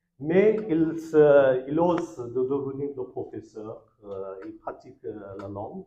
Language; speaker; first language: French; non-native, fluent; Bangla